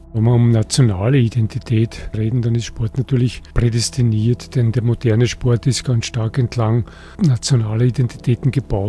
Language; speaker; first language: German; native; German